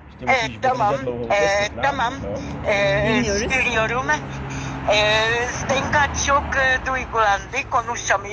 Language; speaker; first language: Turkish; non-native, learner; Czech